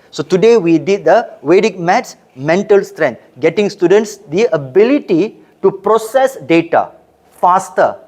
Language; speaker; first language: English; non-native, local second language; Tamil